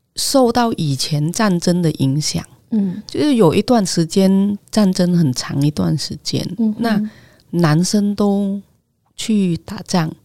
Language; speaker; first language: Chinese; non-native, fluent; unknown